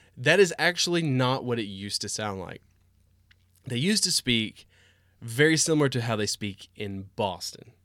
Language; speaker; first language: English; native; English